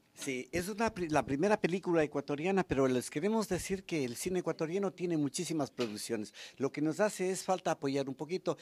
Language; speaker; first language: Spanish; native; Spanish